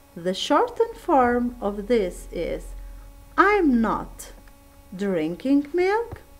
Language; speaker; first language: English; non-native, fluent; Turkish